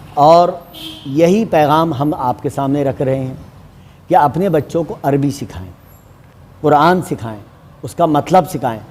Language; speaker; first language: Hindi; native; Hindi